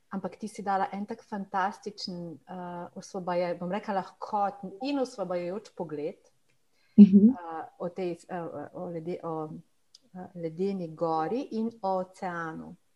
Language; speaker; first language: Slovenian; native; Slovenian